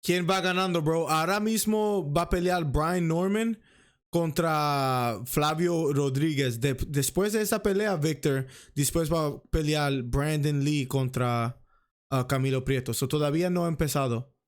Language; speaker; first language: Spanish; early bilingual, other home language; English